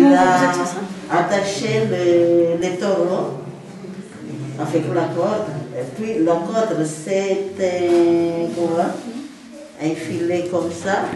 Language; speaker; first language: French; non-native, local second language; Malagasy